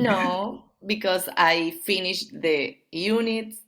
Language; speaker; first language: English; non-native, learner; Spanish